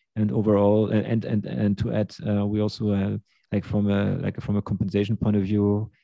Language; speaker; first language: English; early bilingual, other home language; Russian